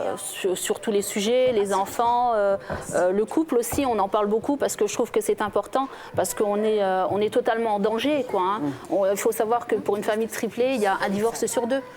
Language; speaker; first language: French; native; French